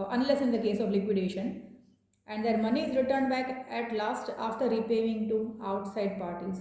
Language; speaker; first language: English; non-native, local second language; Gujarati